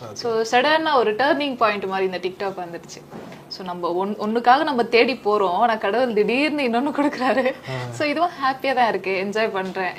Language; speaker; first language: Tamil; early bilingual, heritage; Tamil